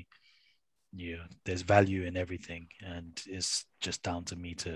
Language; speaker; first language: English; native; English